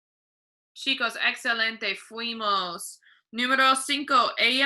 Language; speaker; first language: Spanish; non-native, fluent; English